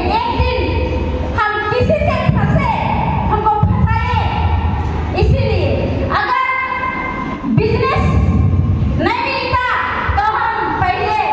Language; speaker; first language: Hindi; non-native, local second language; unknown